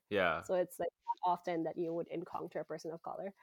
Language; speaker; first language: English; native; English